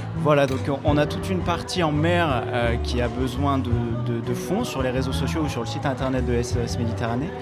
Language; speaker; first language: French; native; French